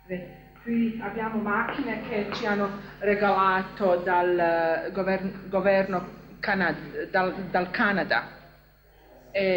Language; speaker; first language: Italian; non-native, fluent; Bosnian